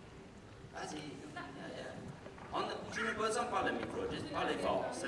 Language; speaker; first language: French; non-native, learner; English